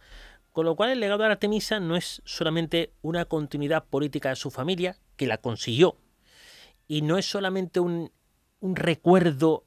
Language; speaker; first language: Spanish; native; Spanish